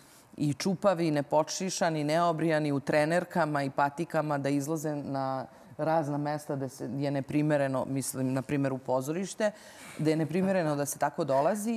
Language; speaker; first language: Serbian; native; Serbian